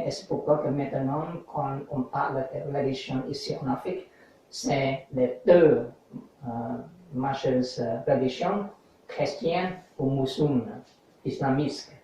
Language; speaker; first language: French; non-native, learner; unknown